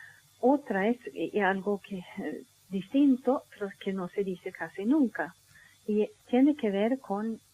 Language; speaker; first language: Spanish; non-native, fluent; Swedish